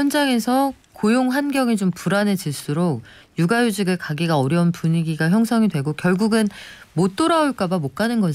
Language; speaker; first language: Korean; native; Korean